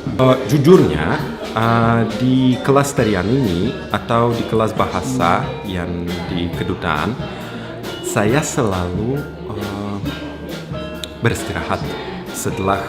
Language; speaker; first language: Indonesian; non-native, fluent; Russian